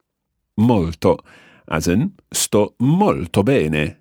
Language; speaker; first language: Italian; non-native, fluent; English